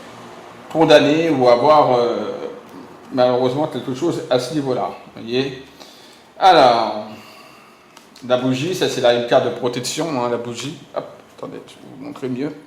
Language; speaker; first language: French; native; French